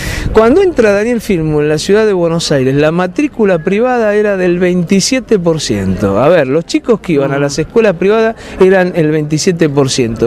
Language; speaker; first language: Spanish; native; Spanish